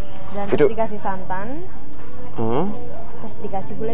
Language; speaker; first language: Indonesian; native; Indonesian